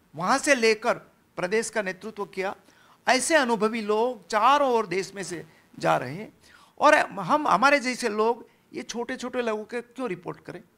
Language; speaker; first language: Hindi; non-native, local second language; Gujarati